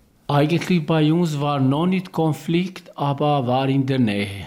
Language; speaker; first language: German; non-native, learner; Albanian